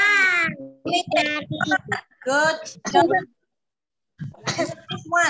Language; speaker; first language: English; non-native, fluent; Indonesian